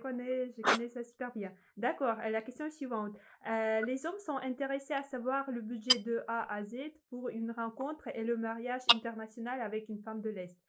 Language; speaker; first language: French; non-native, fluent; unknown